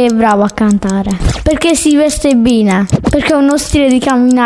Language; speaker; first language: Italian; native; Italian